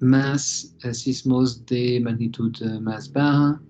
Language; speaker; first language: Spanish; non-native, fluent; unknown